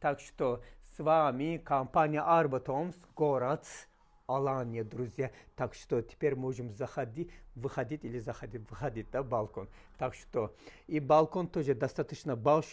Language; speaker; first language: Russian; non-native, learner; Turkish